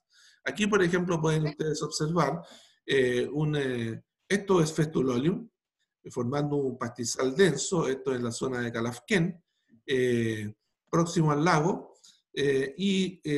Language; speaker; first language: Spanish; native; Spanish